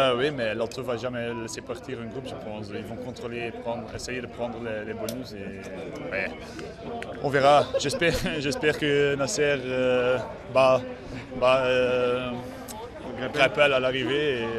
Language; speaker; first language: French; non-native, fluent; Dutch